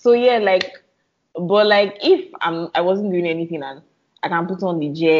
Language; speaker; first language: English; non-native, local second language; Yoruba